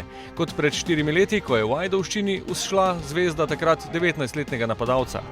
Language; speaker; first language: Slovenian; native; Slovenian